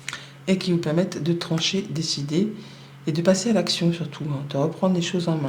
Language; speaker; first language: French; native; French